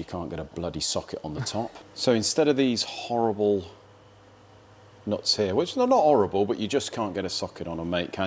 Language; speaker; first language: English; native; English